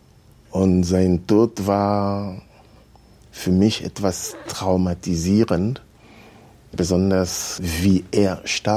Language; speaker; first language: German; non-native, fluent; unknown